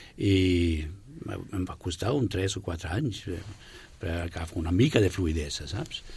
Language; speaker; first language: Catalan; non-native, fluent; Swedish